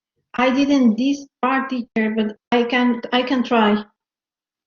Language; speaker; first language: English; non-native, learner; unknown